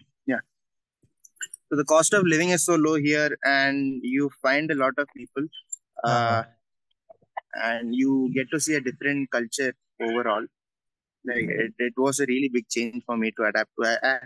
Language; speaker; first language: English; non-native, local second language; Malayalam